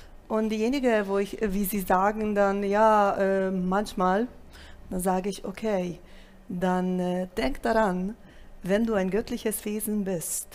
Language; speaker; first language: German; non-native, fluent; Italian